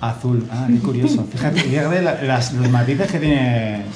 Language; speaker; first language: Spanish; native; Spanish